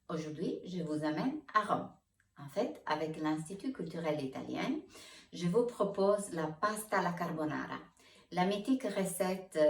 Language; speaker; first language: French; non-native, fluent; Italian